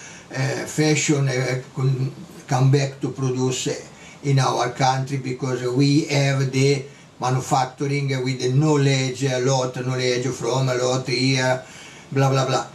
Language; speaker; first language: English; non-native, learner; Italian